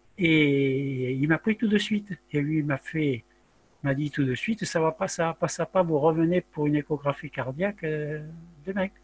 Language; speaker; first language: French; native; French